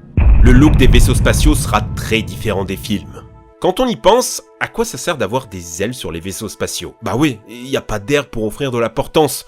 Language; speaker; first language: French; native; French